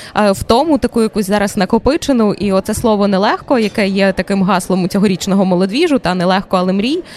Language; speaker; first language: Ukrainian; native; Ukrainian